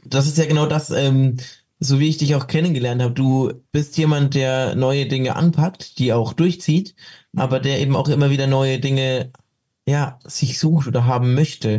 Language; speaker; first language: German; native; German